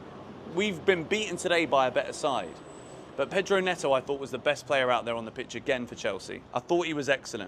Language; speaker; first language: English; native; English